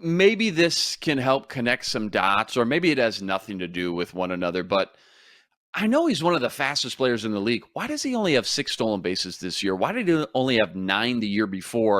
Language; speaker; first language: English; native; English